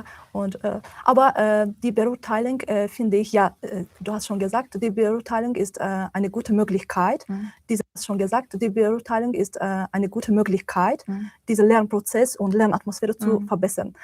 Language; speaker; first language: German; non-native, learner; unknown